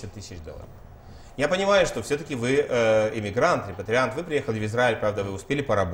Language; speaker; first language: Russian; native; Russian